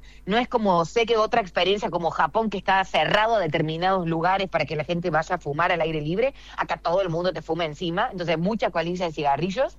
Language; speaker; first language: Spanish; native; Spanish